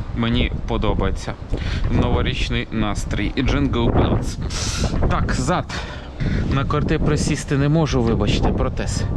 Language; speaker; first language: Ukrainian; non-native, local second language; Russian